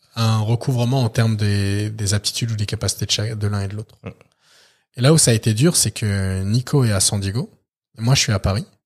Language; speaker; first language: French; native; French